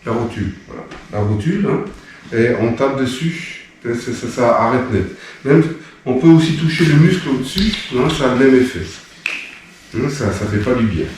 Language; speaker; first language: French; native; French